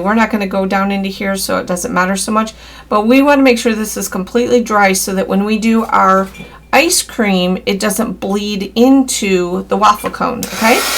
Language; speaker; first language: English; native; English